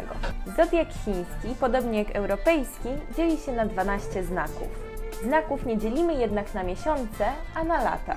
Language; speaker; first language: Polish; native; Polish